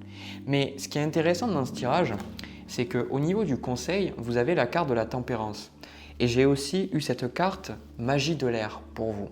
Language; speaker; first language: French; native; French